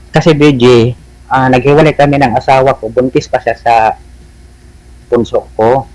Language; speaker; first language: Filipino; non-native, local second language; Cebuano